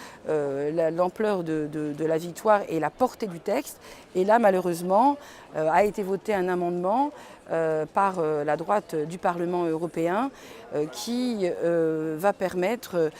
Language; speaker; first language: French; native; French